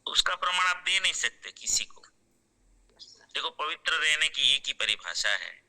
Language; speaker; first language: Hindi; native; Hindi